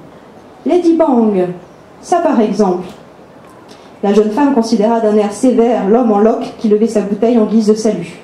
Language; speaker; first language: French; native; French